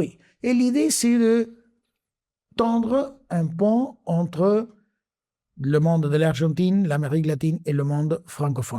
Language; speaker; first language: French; non-native, fluent; Spanish